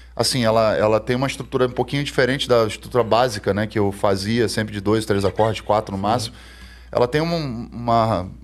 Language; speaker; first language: Portuguese; native; Portuguese